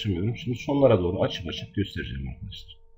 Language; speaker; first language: Turkish; native; Turkish